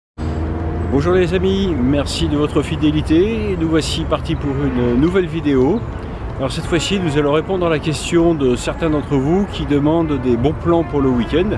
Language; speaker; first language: French; native; French